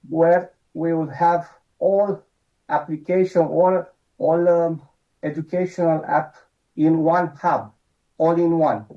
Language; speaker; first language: English; non-native, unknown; Romanian